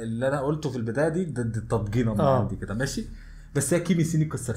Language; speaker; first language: Arabic; native; Arabic